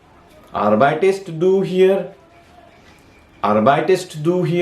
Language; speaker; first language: German; non-native, fluent; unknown